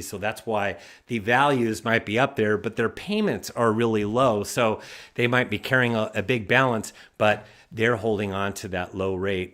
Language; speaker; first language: English; native; English